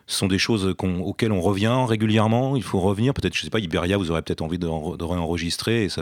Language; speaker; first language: French; native; French